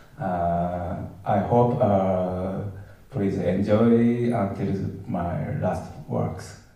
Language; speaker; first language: English; non-native, learner; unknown